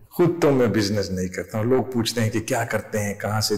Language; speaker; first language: Urdu; non-native, learner; English